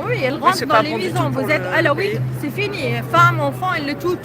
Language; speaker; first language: French; non-native, learner; Arabic